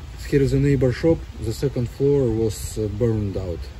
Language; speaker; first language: English; non-native, fluent; Russian